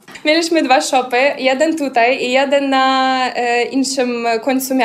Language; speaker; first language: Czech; non-native, learner; Ukrainian